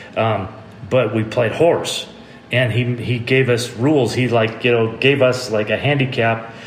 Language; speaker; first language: English; native; English